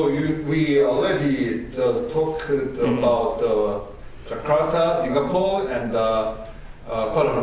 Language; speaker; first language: English; non-native, learner; Korean